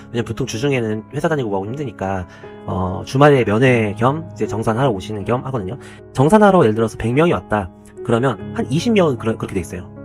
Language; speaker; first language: Korean; native; Korean